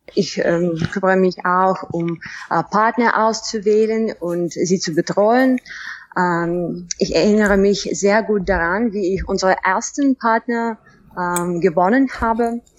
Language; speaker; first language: German; non-native, fluent; Russian